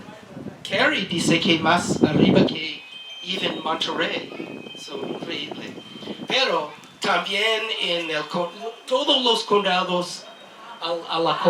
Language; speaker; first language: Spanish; non-native, learner; English